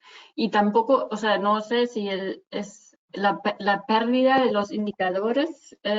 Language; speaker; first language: Spanish; non-native, fluent; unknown